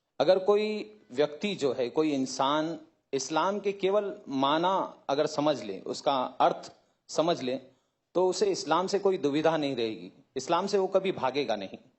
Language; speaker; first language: Hindi; native; Hindi